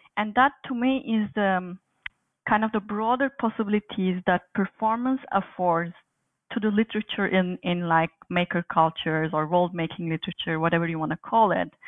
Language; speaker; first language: English; non-native, fluent; Turkish